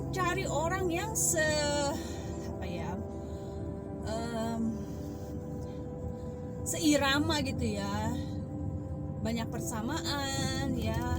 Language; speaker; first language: Indonesian; native; Indonesian